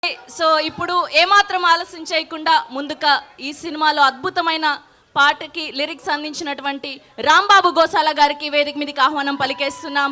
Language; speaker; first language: Telugu; native; Telugu